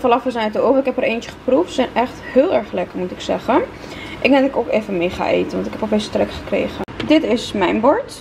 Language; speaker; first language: Dutch; native; Dutch